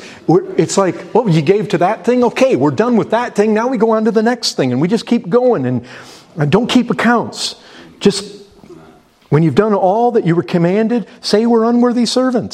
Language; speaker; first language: English; native; English